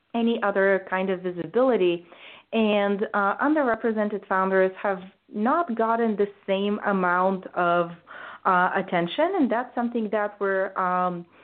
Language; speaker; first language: English; non-native, fluent; Bulgarian